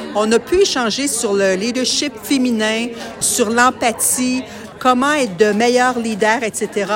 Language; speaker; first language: French; native; French